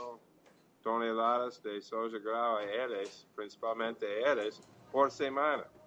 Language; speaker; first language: Portuguese; non-native, fluent; English